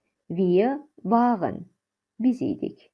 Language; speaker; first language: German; non-native, fluent; Azerbaijani